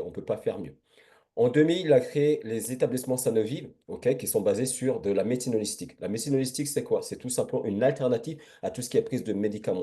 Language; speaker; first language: French; native; French